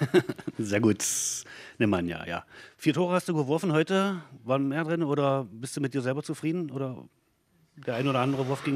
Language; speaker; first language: German; native; German